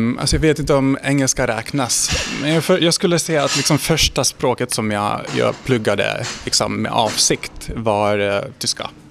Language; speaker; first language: Swedish; non-native, fluent; Hungarian